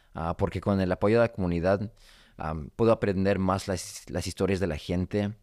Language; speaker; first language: Spanish; early bilingual, heritage; Spanish